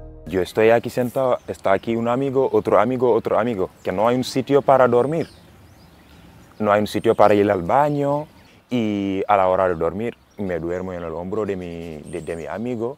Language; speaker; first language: Spanish; non-native, fluent; Wolof